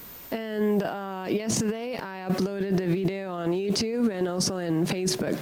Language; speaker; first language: English; non-native, learner; Japanese